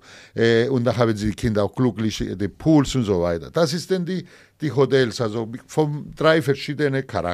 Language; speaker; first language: German; non-native, fluent; Greek